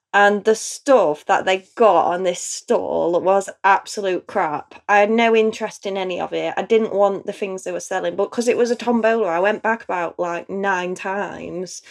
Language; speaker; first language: English; native; English